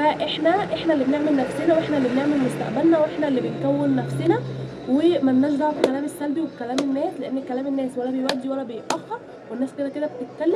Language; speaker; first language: Arabic; native; Arabic